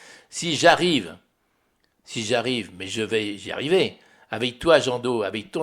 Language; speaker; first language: French; native; French